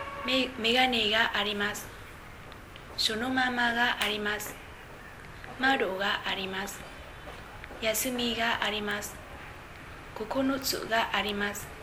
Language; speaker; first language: Japanese; non-native, learner; Vietnamese